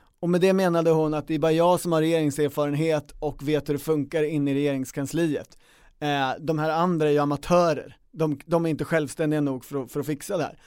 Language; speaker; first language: Swedish; native; Swedish